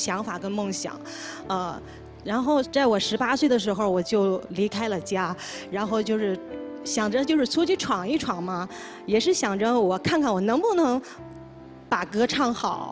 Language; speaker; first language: Chinese; native; Chinese